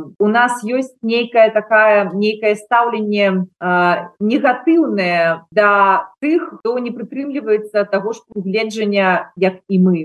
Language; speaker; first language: Belarusian; non-native, local second language; Russian